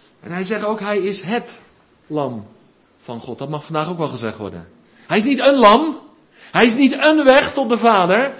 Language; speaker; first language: Dutch; native; Dutch